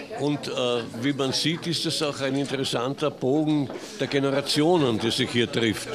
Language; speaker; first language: German; native; German